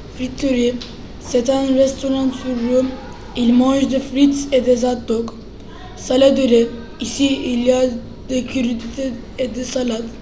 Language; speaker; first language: French; non-native, learner; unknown